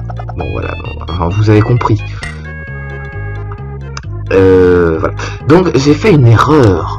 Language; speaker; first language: French; native; French